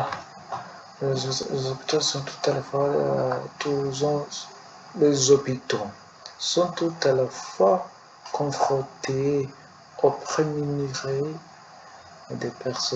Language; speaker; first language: French; non-native, learner; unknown